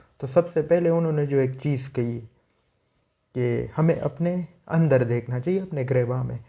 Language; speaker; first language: Urdu; non-native, local second language; Pashto